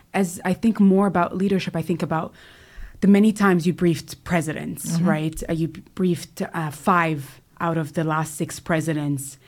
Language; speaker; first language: English; native; English